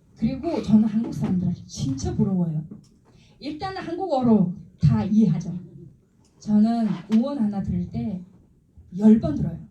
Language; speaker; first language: Korean; non-native, fluent; Mongolian